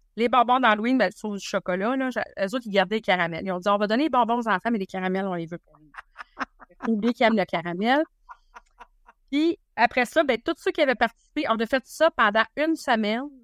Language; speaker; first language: French; native; French